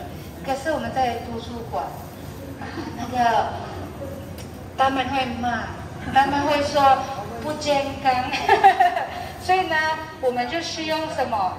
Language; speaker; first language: Chinese; non-native, learner; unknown